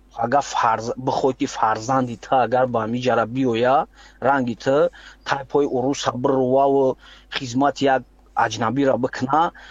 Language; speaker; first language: Tajik; native; Tajik